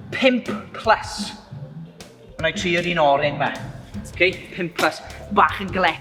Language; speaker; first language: Welsh; non-native, local second language; English